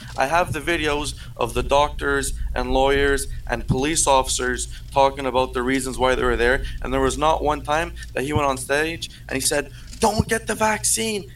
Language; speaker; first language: English; non-native, fluent; French